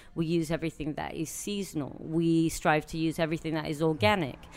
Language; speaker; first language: English; native; English